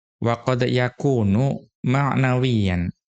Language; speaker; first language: Arabic; non-native, fluent; Indonesian